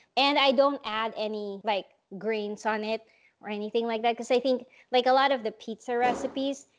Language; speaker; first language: English; non-native, local second language; Filipino